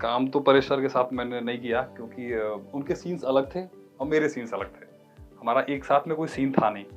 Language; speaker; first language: Hindi; non-native, local second language; Bhojpuri